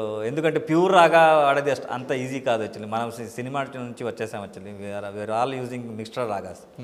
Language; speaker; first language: Telugu; non-native, learner; Kannada